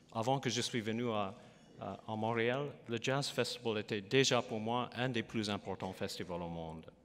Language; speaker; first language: French; non-native, learner; English